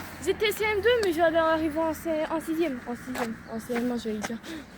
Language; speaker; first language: French; native; French